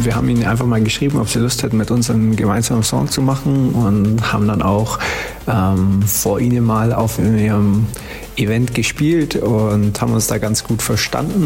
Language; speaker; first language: German; native; German